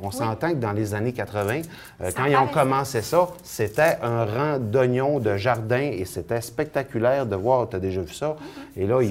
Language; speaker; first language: French; native; French